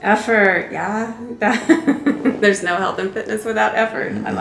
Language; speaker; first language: English; native; English